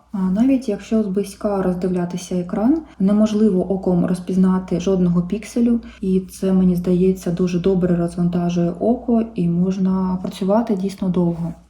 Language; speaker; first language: Ukrainian; native; Ukrainian